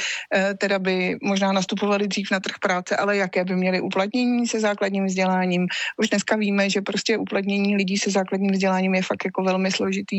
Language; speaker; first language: Czech; native; Czech